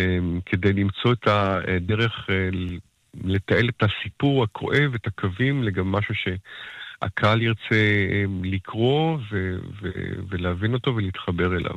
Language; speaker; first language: Hebrew; native; Hebrew